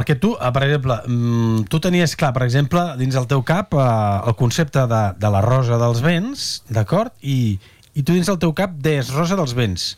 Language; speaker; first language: Catalan; native; Catalan